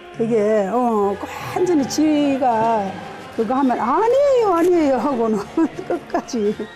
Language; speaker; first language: Korean; native; Korean